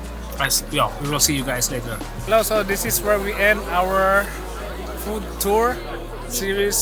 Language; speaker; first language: English; non-native, local second language; Filipino